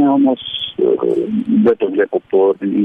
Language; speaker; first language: Greek; early bilingual, heritage; Greek